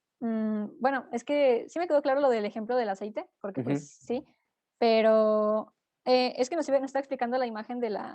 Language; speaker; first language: Spanish; native; Spanish